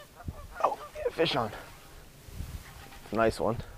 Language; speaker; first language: English; native; English